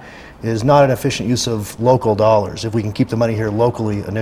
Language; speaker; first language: English; native; English